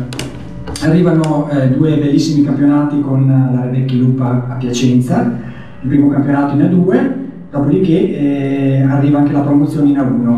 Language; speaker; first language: Italian; native; Italian